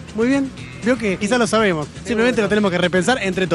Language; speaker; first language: Spanish; native; Spanish